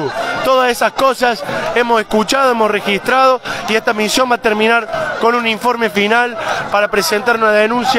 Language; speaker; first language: Spanish; native; Spanish